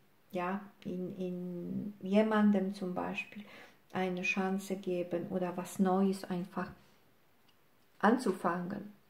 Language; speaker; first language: German; non-native, fluent; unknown